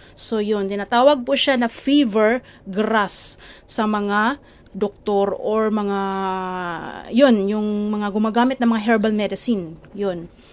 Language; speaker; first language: Filipino; native; Filipino